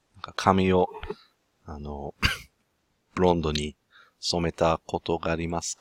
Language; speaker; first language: Japanese; non-native, learner; English